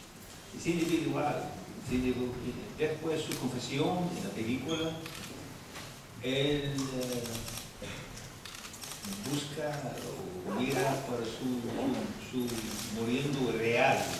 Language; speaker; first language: Spanish; non-native, learner; English